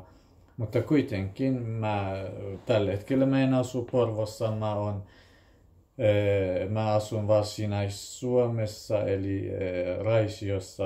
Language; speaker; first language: Finnish; non-native, fluent; Kurdish